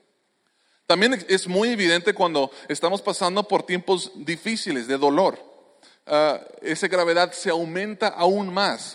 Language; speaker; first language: Spanish; native; Spanish